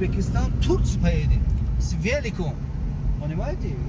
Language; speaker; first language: Russian; non-native, local second language; Tajik